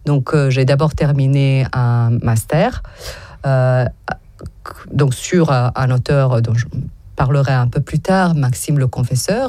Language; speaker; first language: French; non-native, fluent; Serbian